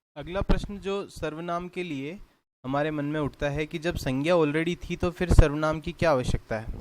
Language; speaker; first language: Hindi; native; Hindi